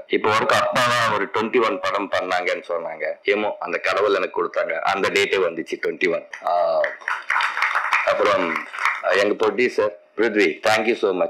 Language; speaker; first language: Tamil; non-native, learner; Telugu